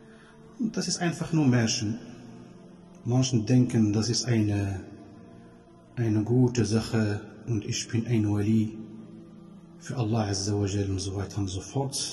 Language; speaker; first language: German; non-native, fluent; Arabic